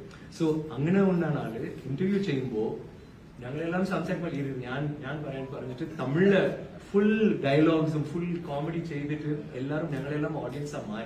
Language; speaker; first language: Malayalam; non-native, learner; Tamil